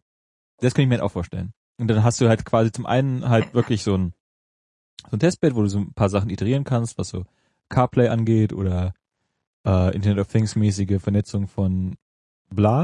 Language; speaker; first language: German; native; German